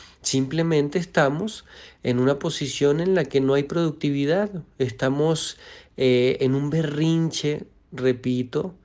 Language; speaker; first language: Spanish; native; Spanish